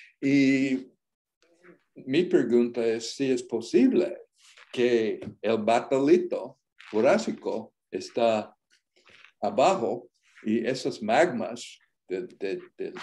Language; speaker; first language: Spanish; non-native, learner; English